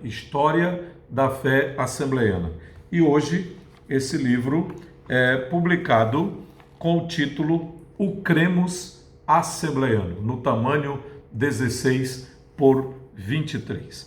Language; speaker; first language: Portuguese; native; Portuguese